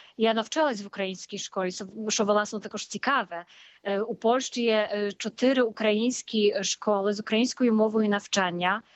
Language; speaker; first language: Ukrainian; early bilingual, heritage; Polish